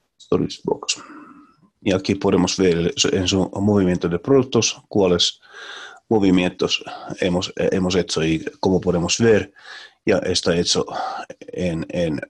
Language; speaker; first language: Spanish; non-native, learner; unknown